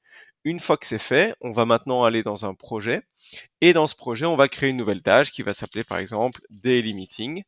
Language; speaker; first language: French; native; French